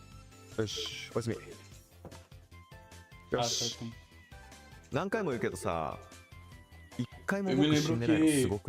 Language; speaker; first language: Japanese; native; Japanese